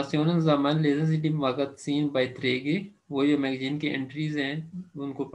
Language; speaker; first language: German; non-native, fluent; Urdu